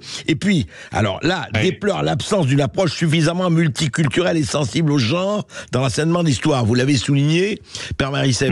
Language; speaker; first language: French; native; French